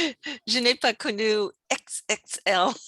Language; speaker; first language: French; non-native, learner; English